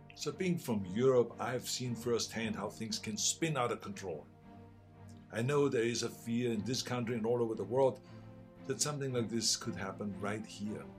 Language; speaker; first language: English; non-native, fluent; German